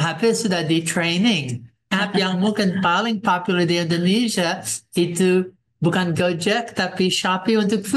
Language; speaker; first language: Indonesian; non-native, fluent; English